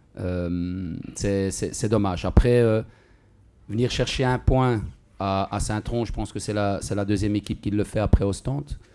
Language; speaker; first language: French; native; French